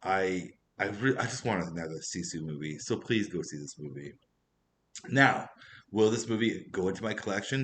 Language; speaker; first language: English; native; English